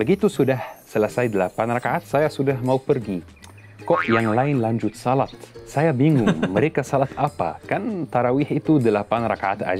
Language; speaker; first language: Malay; non-native, fluent; Arabic